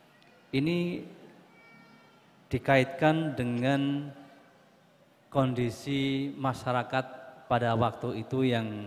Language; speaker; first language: Indonesian; native; Indonesian